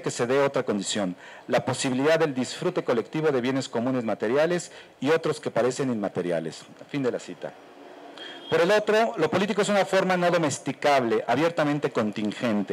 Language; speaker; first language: Spanish; native; Spanish